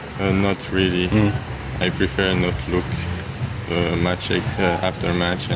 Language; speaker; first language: English; non-native, learner; French